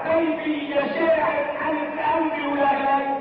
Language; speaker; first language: Arabic; native; Arabic